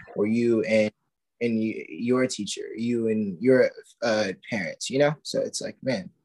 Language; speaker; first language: English; native; English